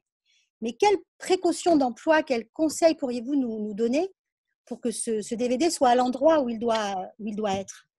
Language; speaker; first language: French; native; French